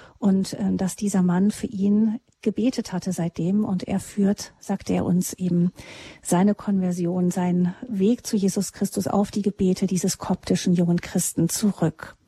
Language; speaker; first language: German; native; German